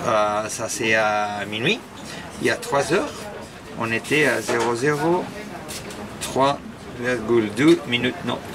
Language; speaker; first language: French; non-native, fluent; Spanish